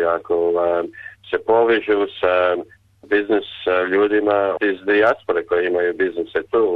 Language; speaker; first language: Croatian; early bilingual, heritage; Croatian